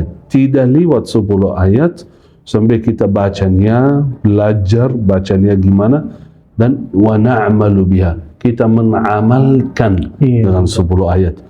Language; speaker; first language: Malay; non-native, fluent; Arabic